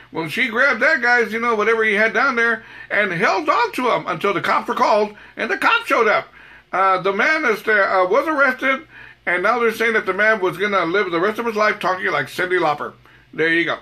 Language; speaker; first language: English; native; English